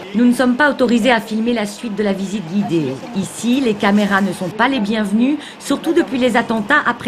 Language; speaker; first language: French; native; French